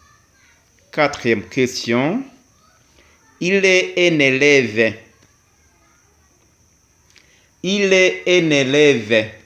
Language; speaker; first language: French; non-native, local second language; Kinyarwanda